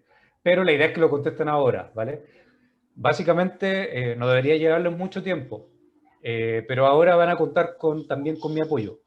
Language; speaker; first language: Spanish; native; Spanish